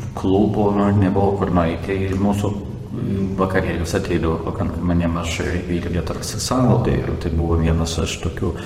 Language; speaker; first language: Lithuanian; non-native, local second language; Russian